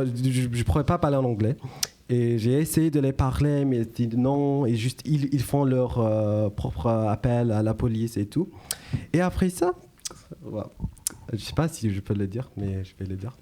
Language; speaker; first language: French; non-native, learner; English